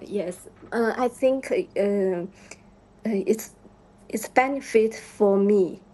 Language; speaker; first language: English; non-native, learner; Chinese